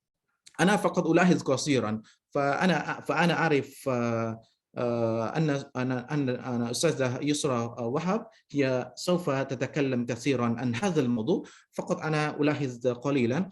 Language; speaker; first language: Arabic; non-native, fluent; Indonesian